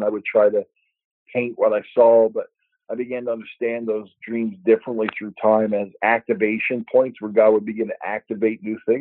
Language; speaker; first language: English; native; English